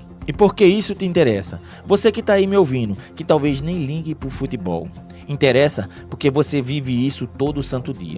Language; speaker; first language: Portuguese; native; Portuguese